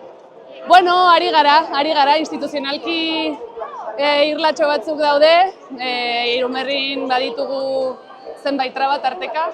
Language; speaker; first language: Basque; non-native, local second language; Spanish